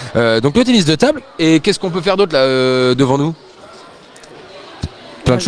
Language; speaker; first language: French; native; French